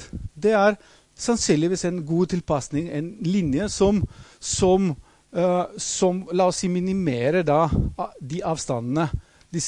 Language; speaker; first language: Norwegian; non-native, fluent; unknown